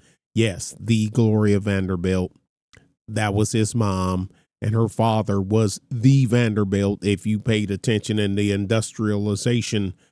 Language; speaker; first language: English; native; English